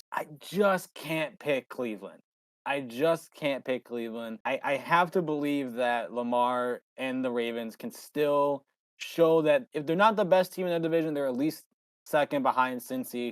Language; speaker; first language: English; native; English